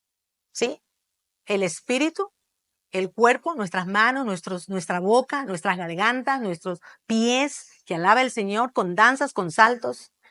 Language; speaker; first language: Spanish; native; Spanish